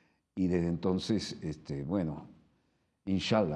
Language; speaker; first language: Spanish; native; Spanish